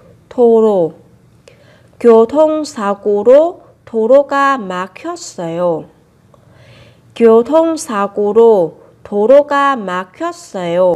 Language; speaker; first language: Korean; non-native, fluent; Vietnamese